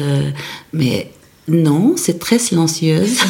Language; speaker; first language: French; non-native, fluent; Portuguese